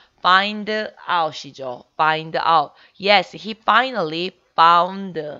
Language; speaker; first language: English; non-native, fluent; Korean